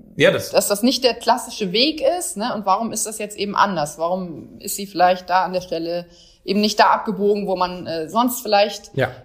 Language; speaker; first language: German; native; German